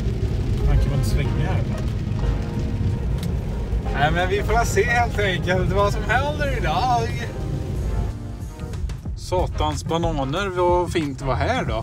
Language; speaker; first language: Swedish; native; Swedish